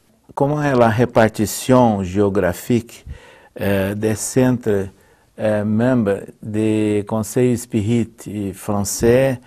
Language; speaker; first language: French; non-native, learner; Portuguese